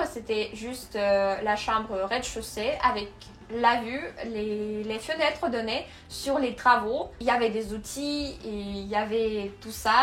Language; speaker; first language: French; non-native, fluent; Russian